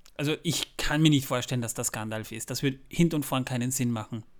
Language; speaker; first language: German; native; German